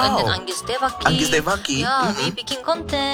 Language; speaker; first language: English; non-native, learner; Korean